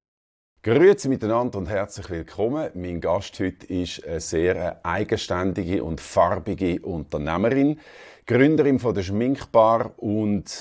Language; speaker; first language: German; native; German